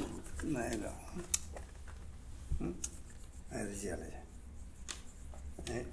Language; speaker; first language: Russian; non-native, learner; Chinese